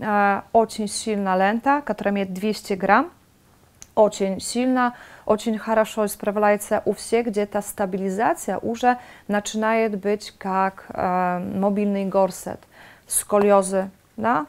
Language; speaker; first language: Russian; non-native, fluent; Polish